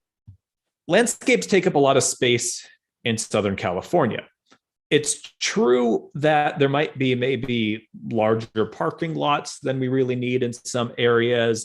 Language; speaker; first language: English; native; English